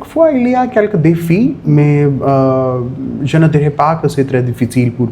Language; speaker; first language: French; non-native, fluent; Hindi